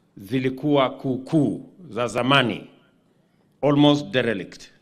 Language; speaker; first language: Swahili; non-native, local second language; Kalenjin